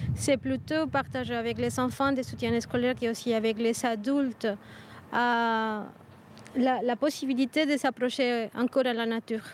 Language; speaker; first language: French; non-native, fluent; Spanish